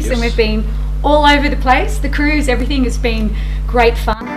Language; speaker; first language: English; native; English